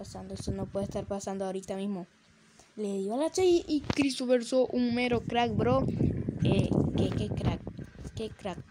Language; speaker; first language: Spanish; native; Spanish